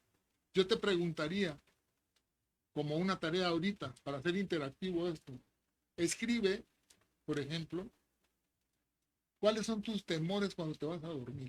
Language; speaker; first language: Spanish; native; Spanish